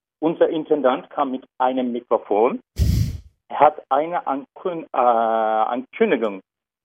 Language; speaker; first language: German; non-native, learner; Turkish